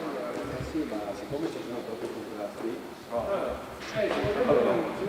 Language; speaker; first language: Italian; native; Italian